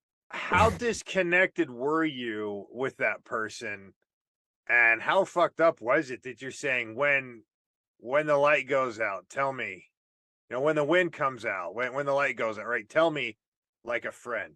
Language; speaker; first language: English; native; English